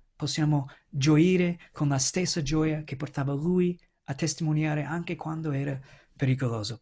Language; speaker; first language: Italian; non-native, fluent; English